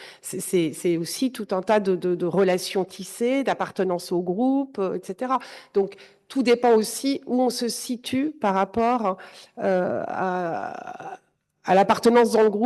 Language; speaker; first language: French; native; French